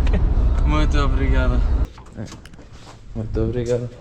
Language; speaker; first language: Portuguese; non-native, learner; German